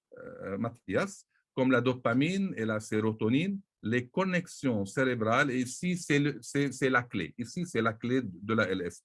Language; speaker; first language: French; non-native, local second language; Arabic